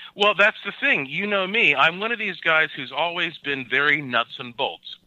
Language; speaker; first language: English; native; English